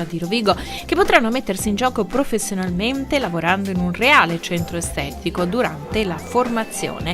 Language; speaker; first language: Italian; native; Italian